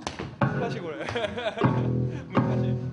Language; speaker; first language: Japanese; non-native, learner; Korean